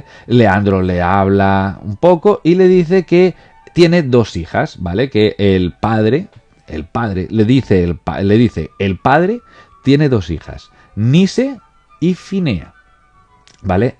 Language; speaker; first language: Spanish; native; Spanish